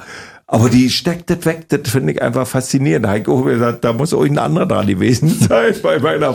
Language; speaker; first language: German; native; German